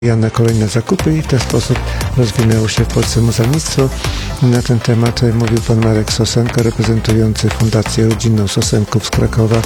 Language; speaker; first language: Polish; native; Polish